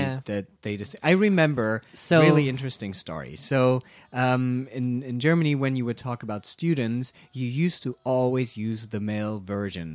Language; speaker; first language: English; non-native, fluent; German